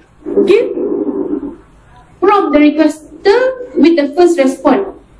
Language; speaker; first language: English; non-native, local second language; Malay